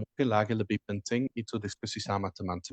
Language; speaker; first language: Indonesian; non-native, fluent; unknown